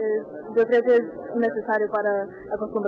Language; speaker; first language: Spanish; non-native, learner; Portuguese